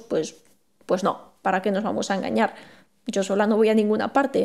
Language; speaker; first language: Spanish; native; Spanish